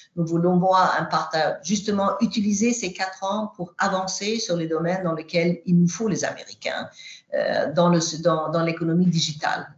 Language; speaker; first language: French; non-native, fluent; Swedish